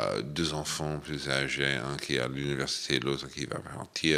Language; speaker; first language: French; non-native, fluent; English